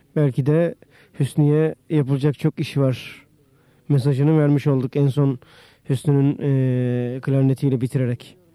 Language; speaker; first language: Turkish; native; Turkish